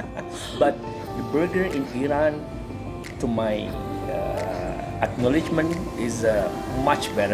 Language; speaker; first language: English; non-native, learner; Indonesian